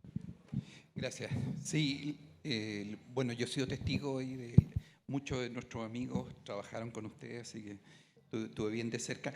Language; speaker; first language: Spanish; native; Spanish